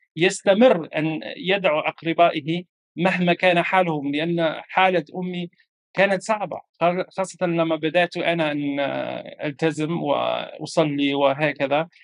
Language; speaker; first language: Arabic; non-native, fluent; German